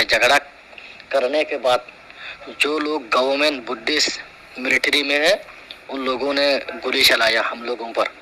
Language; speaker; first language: Hindi; non-native, learner; Rohingya